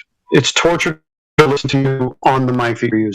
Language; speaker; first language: English; native; English